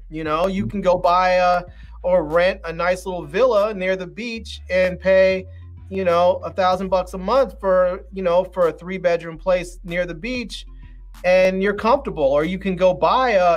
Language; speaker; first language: English; native; English